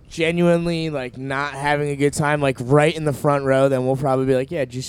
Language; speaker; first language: English; native; English